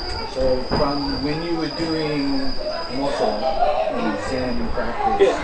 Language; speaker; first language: English; non-native, fluent; French